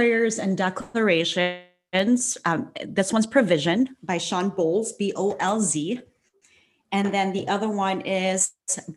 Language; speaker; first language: English; non-native, local second language; Filipino